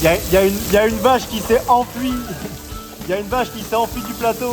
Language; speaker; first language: French; native; French